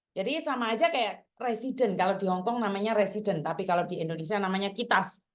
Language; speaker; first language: Indonesian; native; Indonesian